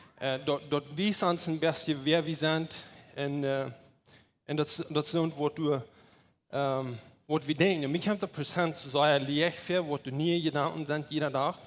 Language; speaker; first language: German; non-native, learner; Plautdietsch